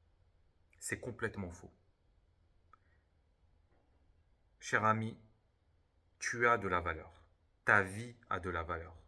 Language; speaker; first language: French; native; French